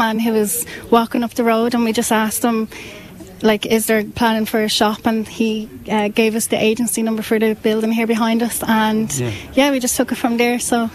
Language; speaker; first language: English; native; English